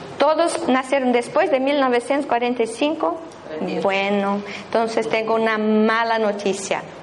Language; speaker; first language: Spanish; non-native, fluent; Portuguese